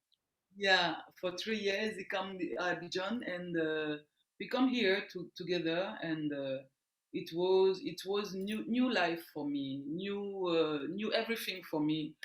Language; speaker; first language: English; non-native, learner; French